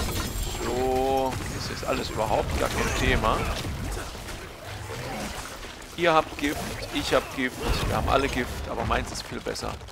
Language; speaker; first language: German; native; German